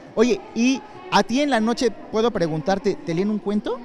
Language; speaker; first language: Spanish; native; Spanish